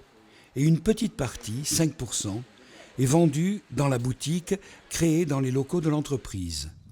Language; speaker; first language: French; native; French